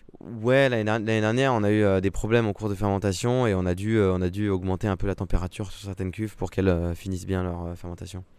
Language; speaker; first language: French; native; French